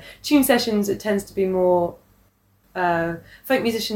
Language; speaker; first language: English; native; English